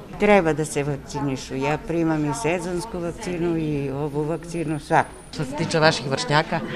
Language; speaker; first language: Serbian; native; Serbian